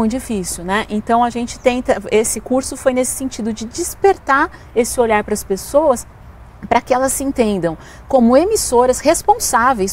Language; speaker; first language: Portuguese; native; Portuguese